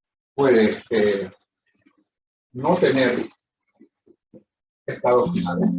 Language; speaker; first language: Spanish; native; Spanish